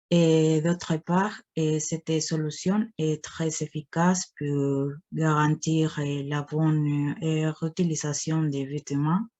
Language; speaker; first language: French; non-native, fluent; Spanish